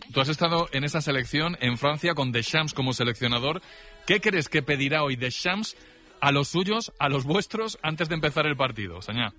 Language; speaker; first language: Spanish; native; Spanish